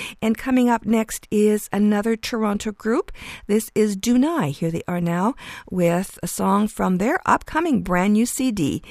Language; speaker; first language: English; early bilingual, other home language; Ukrainian